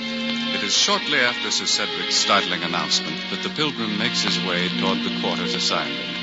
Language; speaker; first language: English; native; English